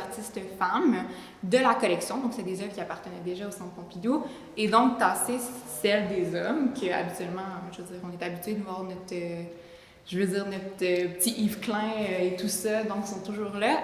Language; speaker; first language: French; native; French